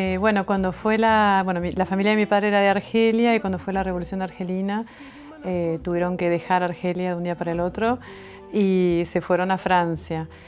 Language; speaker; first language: Spanish; non-native, fluent; French